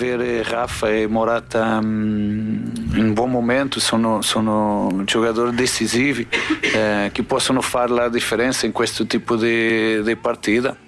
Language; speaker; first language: Italian; non-native, fluent; Portuguese